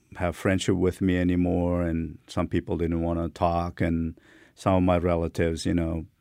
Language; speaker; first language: English; non-native, fluent; Turkmen